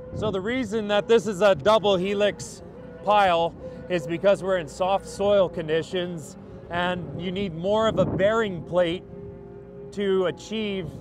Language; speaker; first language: English; native; English